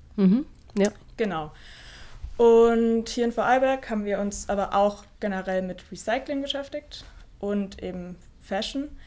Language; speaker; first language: German; native; German